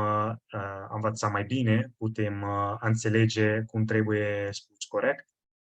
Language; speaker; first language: Romanian; non-native, fluent; Italian